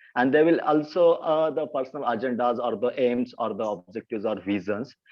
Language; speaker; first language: English; non-native, local second language; Marathi